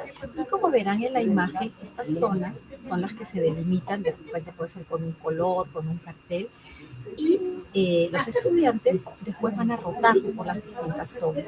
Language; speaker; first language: Spanish; native; Spanish